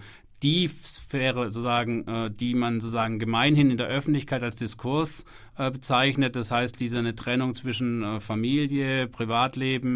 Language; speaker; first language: German; native; German